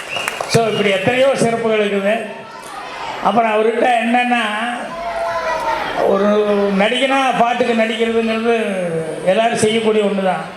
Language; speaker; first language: Tamil; native; Tamil